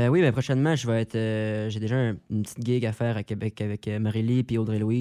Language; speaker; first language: French; native; French